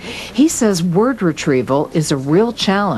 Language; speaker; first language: English; native; English